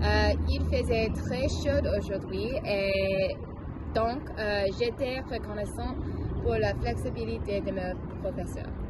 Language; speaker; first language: French; non-native, learner; English